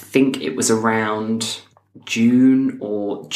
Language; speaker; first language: English; native; English